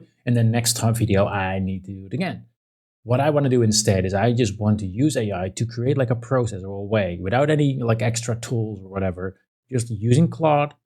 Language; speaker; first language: English; non-native, fluent; Dutch